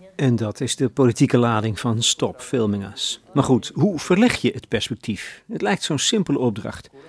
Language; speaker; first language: Dutch; native; Dutch